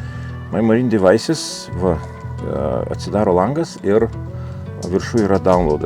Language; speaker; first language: Lithuanian; native; Lithuanian